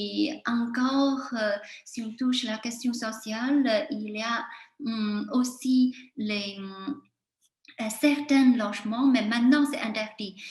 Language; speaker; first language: French; non-native, fluent; Chinese